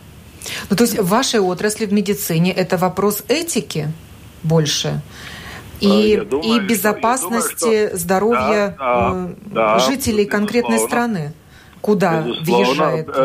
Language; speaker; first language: Russian; native; Russian